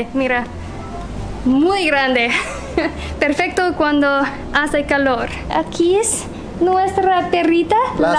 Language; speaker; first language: Spanish; non-native, learner; English